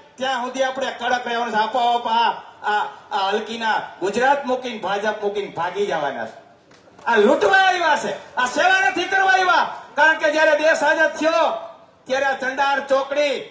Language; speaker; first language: Gujarati; native; Gujarati